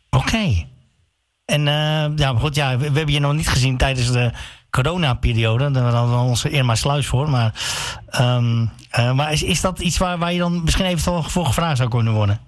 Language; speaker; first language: Dutch; native; Dutch